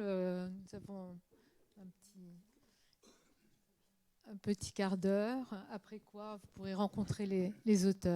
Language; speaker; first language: French; native; French